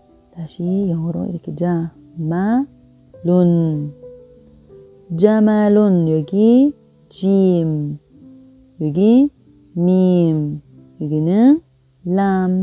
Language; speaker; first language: Korean; non-native, fluent; Arabic